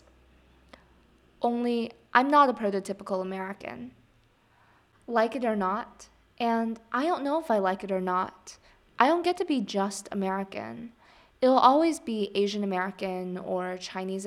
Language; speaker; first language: English; early bilingual, other home language; Chinese